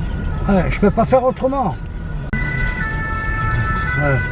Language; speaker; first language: French; native; French